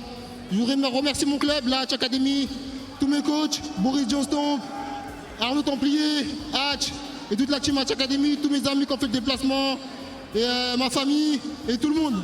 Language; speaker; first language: French; native; French